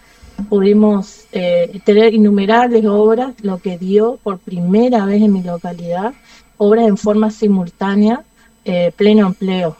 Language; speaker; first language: Spanish; native; Spanish